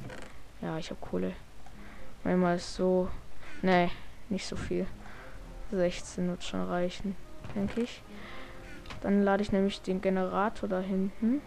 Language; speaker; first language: German; native; German